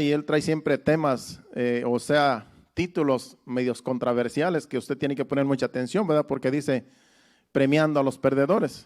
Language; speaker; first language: Spanish; native; Spanish